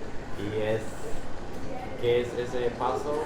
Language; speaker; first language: Spanish; non-native, fluent; English